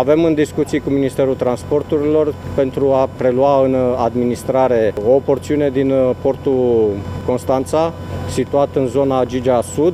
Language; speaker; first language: Romanian; native; Romanian